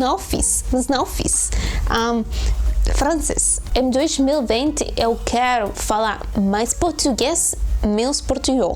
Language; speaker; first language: Portuguese; non-native, learner; Spanish